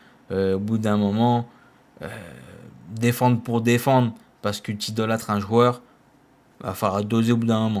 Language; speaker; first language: French; native; French